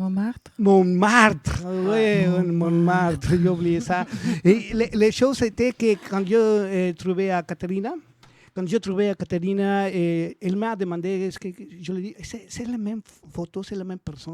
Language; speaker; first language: French; non-native, learner; Spanish